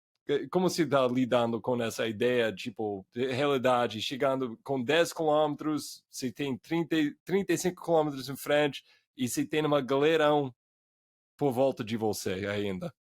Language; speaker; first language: Portuguese; non-native, fluent; English